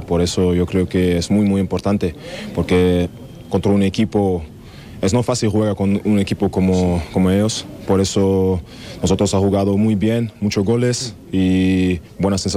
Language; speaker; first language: Spanish; non-native, learner; German